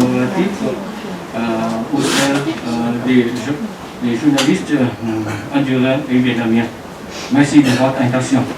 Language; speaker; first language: French; non-native, learner; Vietnamese